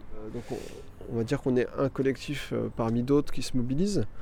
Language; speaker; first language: French; native; French